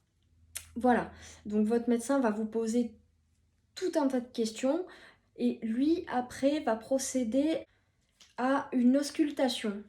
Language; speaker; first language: French; native; French